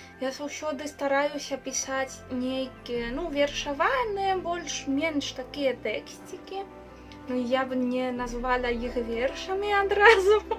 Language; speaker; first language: Belarusian; non-native, fluent; Spanish